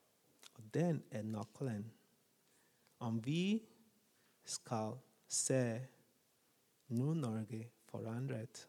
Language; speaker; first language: Norwegian; non-native, fluent; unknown